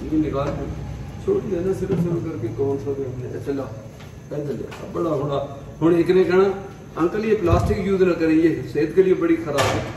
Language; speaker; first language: Urdu; non-native, local second language; Punjabi